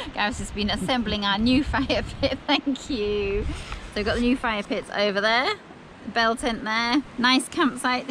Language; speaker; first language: English; native; English